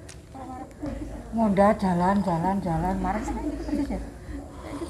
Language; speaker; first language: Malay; non-native, local second language; Javanese